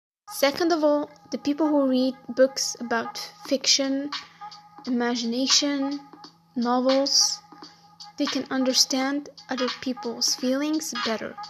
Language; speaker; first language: English; non-native, fluent; Arabic